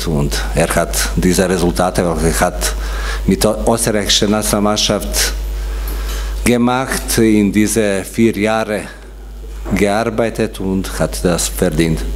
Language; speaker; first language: German; non-native, fluent; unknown